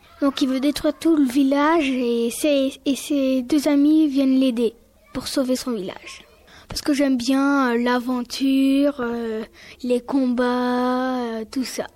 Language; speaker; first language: French; native; French